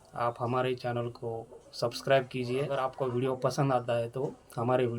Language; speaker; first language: Hindi; non-native, local second language; Marathi